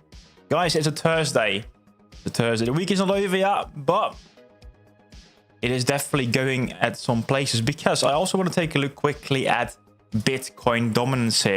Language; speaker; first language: English; non-native, fluent; Dutch